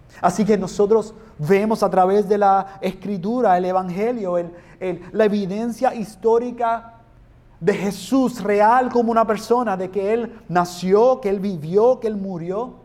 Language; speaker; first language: Spanish; non-native, fluent; English